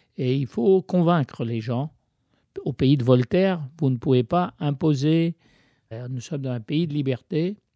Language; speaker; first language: French; early bilingual, other home language; Arabic